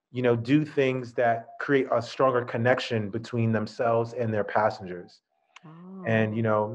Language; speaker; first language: English; native; English